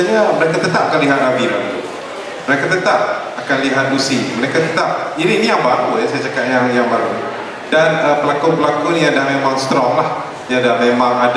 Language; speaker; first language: Malay; native; Malay